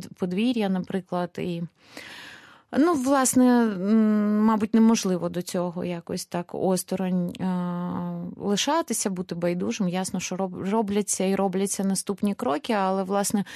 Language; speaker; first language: Ukrainian; native; Ukrainian